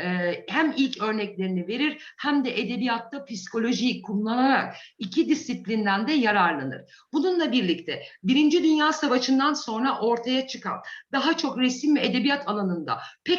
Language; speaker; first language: Turkish; native; Turkish